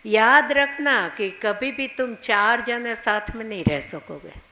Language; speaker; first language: Hindi; non-native, local second language; Gujarati